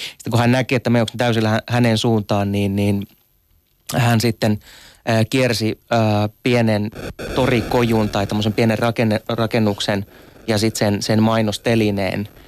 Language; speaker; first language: Finnish; early bilingual, other home language; Arabic